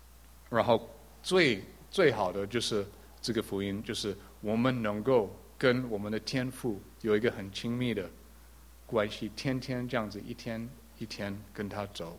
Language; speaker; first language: Chinese; early bilingual, heritage; English